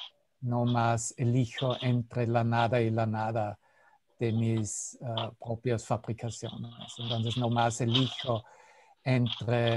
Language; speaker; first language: Spanish; non-native, fluent; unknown